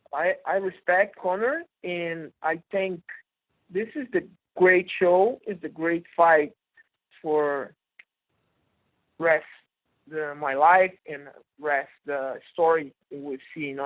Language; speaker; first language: English; non-native, learner; Portuguese